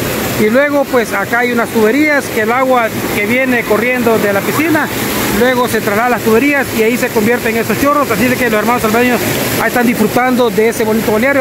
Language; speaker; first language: Spanish; native; Spanish